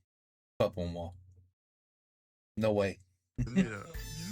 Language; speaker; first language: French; non-native, learner; English